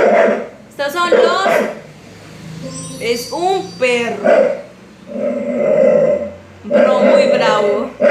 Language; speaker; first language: Spanish; native; Spanish